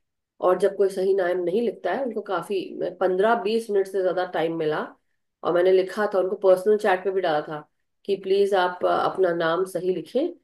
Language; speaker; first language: Hindi; native; Hindi